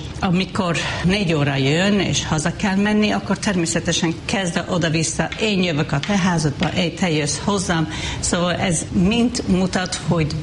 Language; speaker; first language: Hungarian; non-native, fluent; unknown